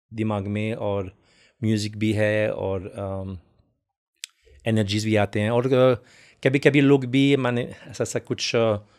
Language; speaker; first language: Hindi; non-native, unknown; French